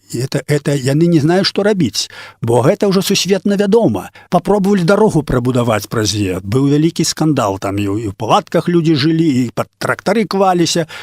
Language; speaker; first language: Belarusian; native; Belarusian